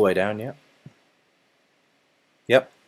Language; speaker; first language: English; native; English